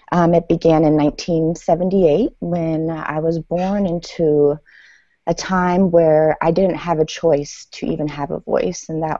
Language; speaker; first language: English; early bilingual, other home language; Persian